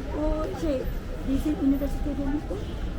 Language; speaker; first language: Turkish; non-native, learner; Malay